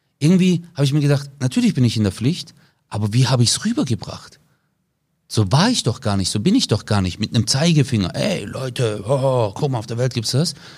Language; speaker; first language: German; early bilingual, other home language; Turkish